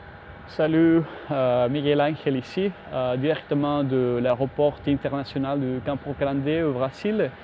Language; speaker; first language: French; non-native, fluent; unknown